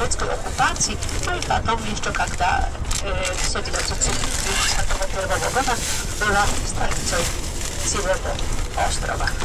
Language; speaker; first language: Russian; non-native, learner; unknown